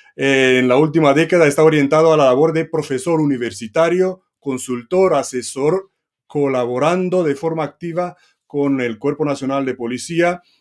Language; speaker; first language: Spanish; non-native, fluent; Romanian